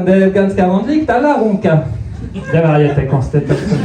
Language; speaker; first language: Swedish; non-native, fluent; French